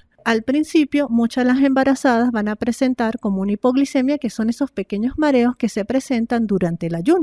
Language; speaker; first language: Spanish; native; Spanish